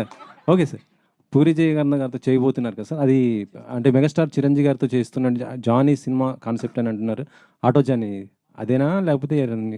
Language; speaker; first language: Telugu; native; Telugu